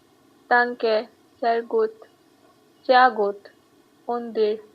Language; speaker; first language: German; non-native, learner; Bangla